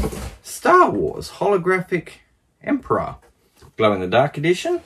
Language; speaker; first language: English; native; English